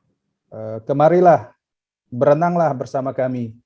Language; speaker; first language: Indonesian; native; Indonesian